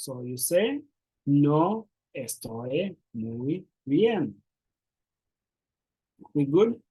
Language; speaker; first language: Spanish; non-native, learner; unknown